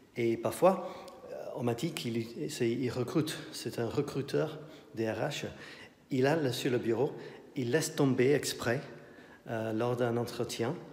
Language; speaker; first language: French; non-native, fluent; English